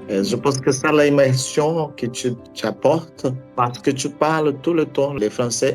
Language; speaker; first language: French; non-native, learner; Portuguese